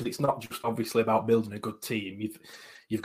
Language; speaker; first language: English; native; English